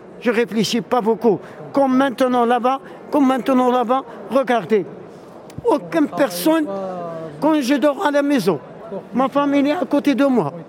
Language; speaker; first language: French; non-native, local second language; Arabic